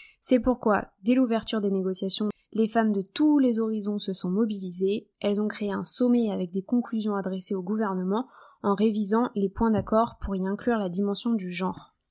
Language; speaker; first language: French; native; French